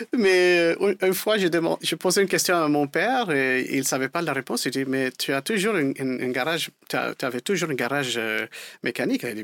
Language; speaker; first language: French; non-native, fluent; Spanish